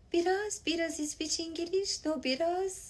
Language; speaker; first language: English; non-native, learner; Persian